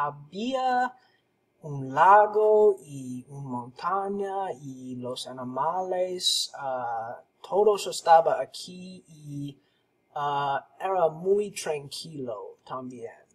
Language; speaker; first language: Spanish; non-native, learner; English